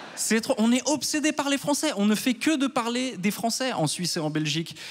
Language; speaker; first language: French; native; French